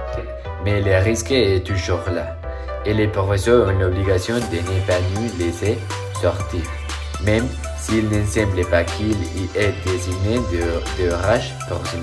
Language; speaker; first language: French; non-native, learner; Spanish